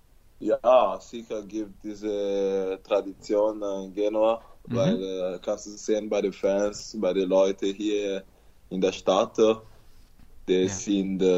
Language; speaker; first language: German; non-native, learner; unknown